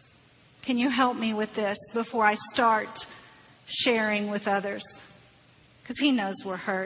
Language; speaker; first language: English; native; English